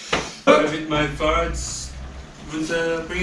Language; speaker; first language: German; non-native, learner; English